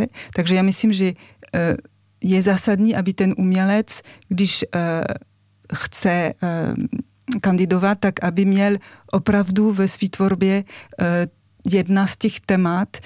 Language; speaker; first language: Czech; non-native, fluent; French